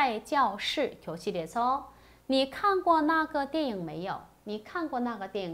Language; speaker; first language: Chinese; non-native, fluent; Korean